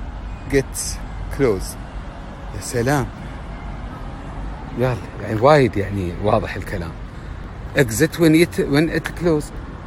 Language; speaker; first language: Arabic; native; Arabic